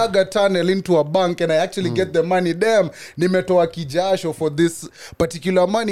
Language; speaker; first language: English; non-native, local second language; Swahili